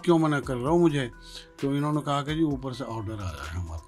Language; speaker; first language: Hindi; native; Hindi